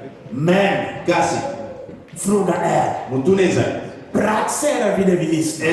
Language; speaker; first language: Swedish; non-native, fluent; Lingala